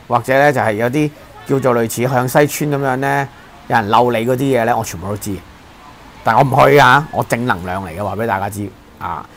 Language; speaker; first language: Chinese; non-native, local second language; Cantonese